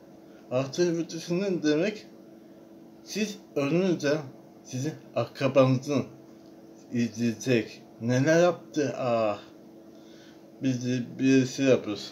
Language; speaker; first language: Turkish; non-native, learner; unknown